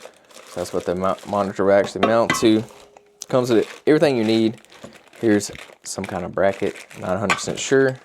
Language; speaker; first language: English; native; English